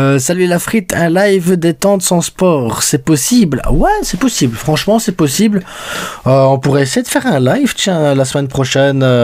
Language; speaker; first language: French; early bilingual, other home language; Spanish